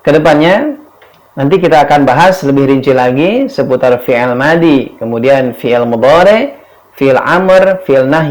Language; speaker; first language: Indonesian; native; Indonesian